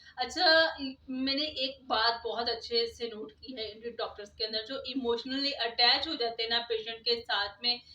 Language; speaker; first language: Urdu; non-native, local second language; Punjabi